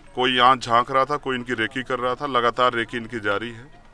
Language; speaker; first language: Hindi; native; Hindi